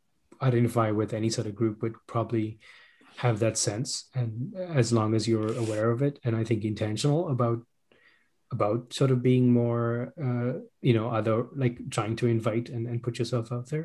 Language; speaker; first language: English; non-native, local second language; Sinhala